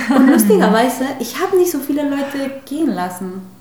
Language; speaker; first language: German; non-native, fluent; Spanish